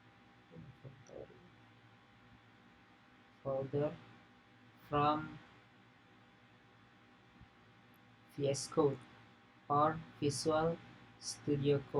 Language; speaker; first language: English; non-native, learner; Indonesian